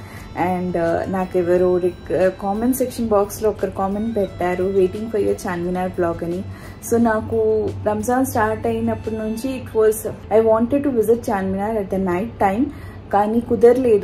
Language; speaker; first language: Telugu; non-native, local second language; Urdu